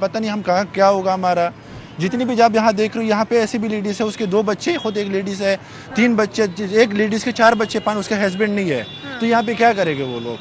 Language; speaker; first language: Hindi; non-native, fluent; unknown